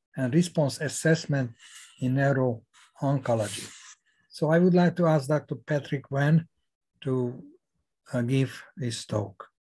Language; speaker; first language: English; non-native, fluent; Hungarian